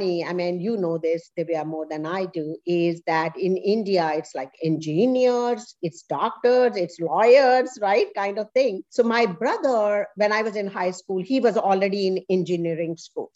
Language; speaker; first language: English; non-native, local second language; Punjabi